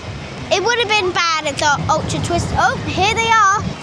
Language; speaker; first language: English; native; English